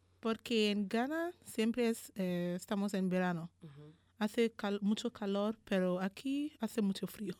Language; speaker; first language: Spanish; non-native, learner; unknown